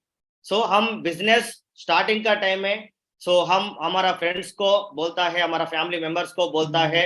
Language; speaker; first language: Hindi; non-native, local second language; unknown